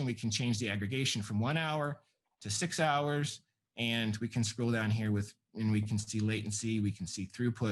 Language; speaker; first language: English; native; English